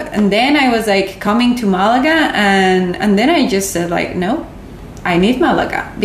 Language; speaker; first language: English; non-native, fluent; Spanish